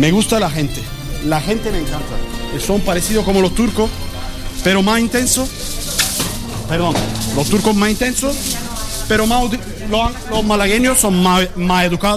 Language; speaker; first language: Spanish; non-native, learner; Turkish